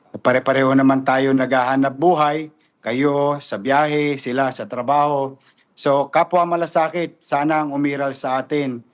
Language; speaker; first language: Filipino; native; Filipino